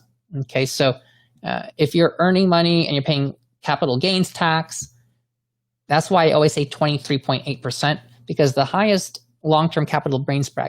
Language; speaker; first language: English; native; English